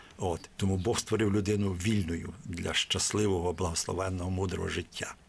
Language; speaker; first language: Ukrainian; native; Ukrainian